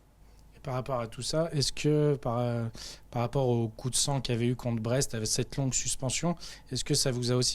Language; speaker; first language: French; native; French